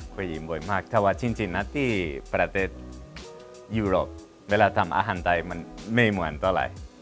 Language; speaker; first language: Thai; non-native, learner; Spanish